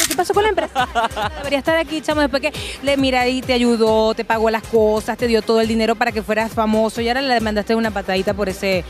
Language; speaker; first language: Spanish; native; Spanish